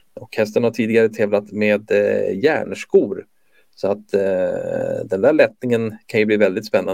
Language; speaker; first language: Swedish; native; Swedish